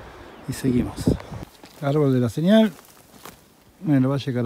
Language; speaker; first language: Spanish; native; Spanish